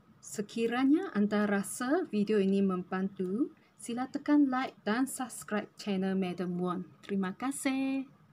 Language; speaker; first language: Malay; non-native, local second language; Chinese